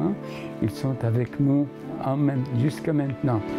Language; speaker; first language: French; non-native, fluent; Arabic